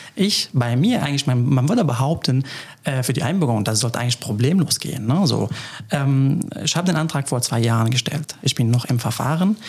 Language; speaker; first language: German; non-native, fluent; Arabic